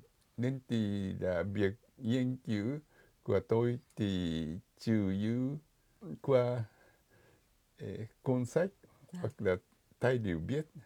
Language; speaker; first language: Vietnamese; non-native, fluent; Japanese